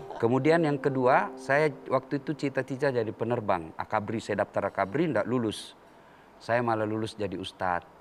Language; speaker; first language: Indonesian; native; Indonesian